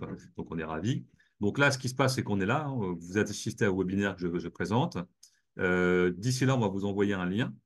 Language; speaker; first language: French; native; French